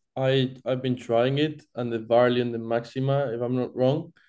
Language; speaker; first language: English; non-native, fluent; Spanish